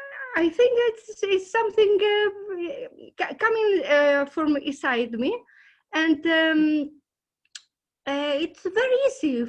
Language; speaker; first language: English; non-native, learner; Greek